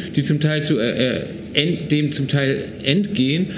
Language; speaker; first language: German; native; German